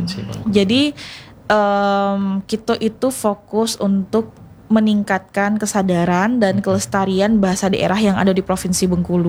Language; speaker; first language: Indonesian; non-native, local second language; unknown